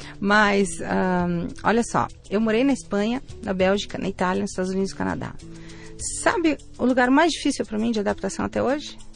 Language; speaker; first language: Portuguese; native; Portuguese